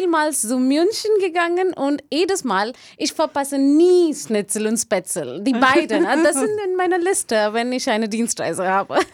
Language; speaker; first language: German; non-native, learner; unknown